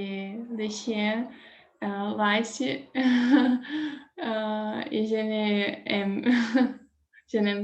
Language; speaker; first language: French; non-native, learner; Portuguese